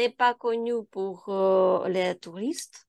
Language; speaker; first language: French; non-native, learner; Ukrainian